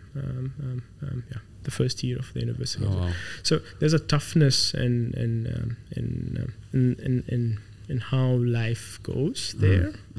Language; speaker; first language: English; non-native, fluent; Arabic